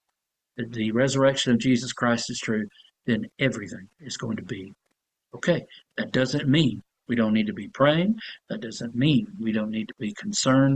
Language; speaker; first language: English; native; English